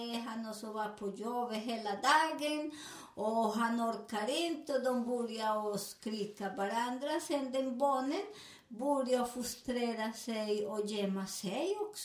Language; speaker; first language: Swedish; non-native, fluent; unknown